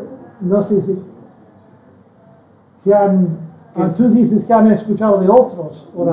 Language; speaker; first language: Spanish; non-native, fluent; English